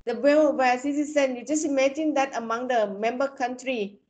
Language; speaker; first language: English; non-native, fluent; Thai